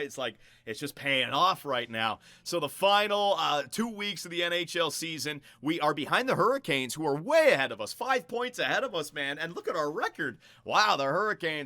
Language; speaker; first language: English; native; English